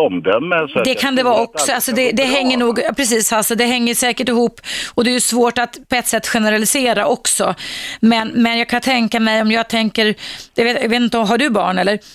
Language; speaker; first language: Swedish; native; Swedish